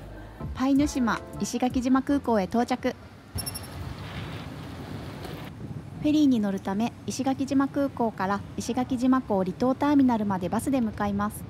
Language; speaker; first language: Japanese; native; Japanese